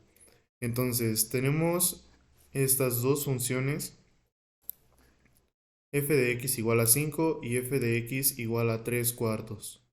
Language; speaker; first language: Spanish; native; Spanish